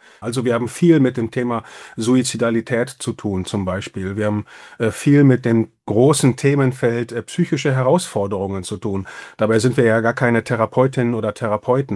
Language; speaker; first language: German; native; German